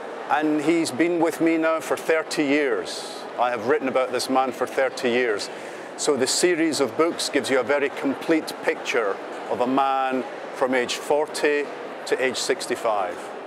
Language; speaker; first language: English; native; English